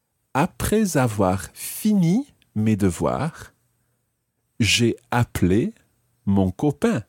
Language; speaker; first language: French; non-native, fluent; English